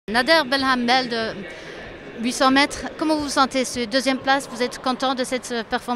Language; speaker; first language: French; non-native, learner; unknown